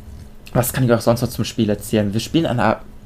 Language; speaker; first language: German; native; German